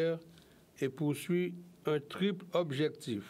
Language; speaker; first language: French; native; French